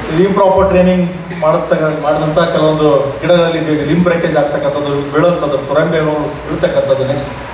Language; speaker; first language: Kannada; native; Kannada